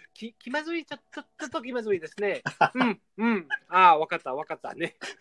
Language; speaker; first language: Japanese; non-native, learner; English